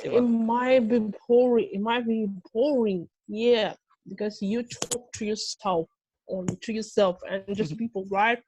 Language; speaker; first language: English; non-native, fluent; Russian